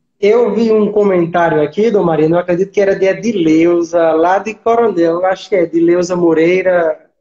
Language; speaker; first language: Portuguese; native; Portuguese